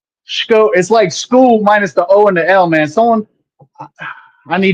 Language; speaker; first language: English; native; English